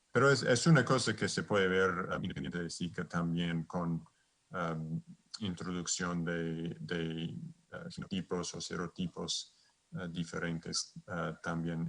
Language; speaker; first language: Spanish; non-native, fluent; English